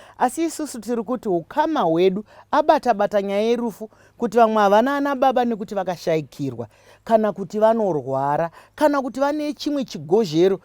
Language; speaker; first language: Shona; native; Shona